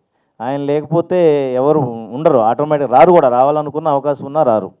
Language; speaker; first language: Telugu; native; Telugu